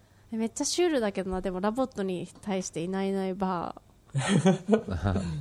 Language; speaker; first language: Japanese; native; Japanese